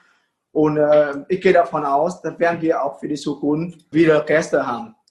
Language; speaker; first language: German; non-native, fluent; Vietnamese